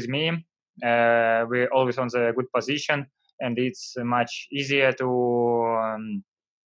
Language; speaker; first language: English; non-native, learner; Russian